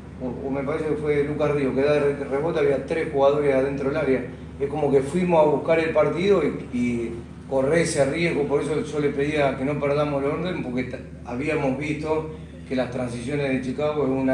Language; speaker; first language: Spanish; native; Spanish